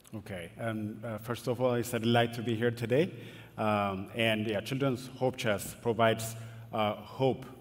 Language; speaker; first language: English; non-native, fluent; Amharic